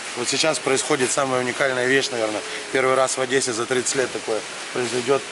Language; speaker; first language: Russian; native; Russian